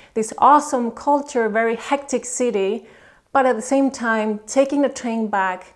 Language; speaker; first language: English; non-native, fluent; Spanish